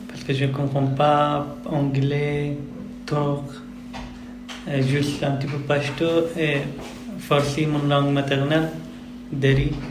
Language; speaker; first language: French; non-native, learner; Persian